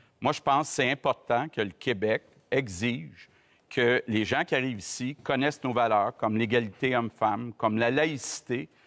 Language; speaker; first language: French; native; French